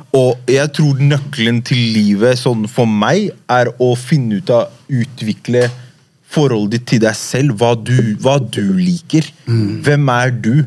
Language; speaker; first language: Norwegian; early bilingual, other home language; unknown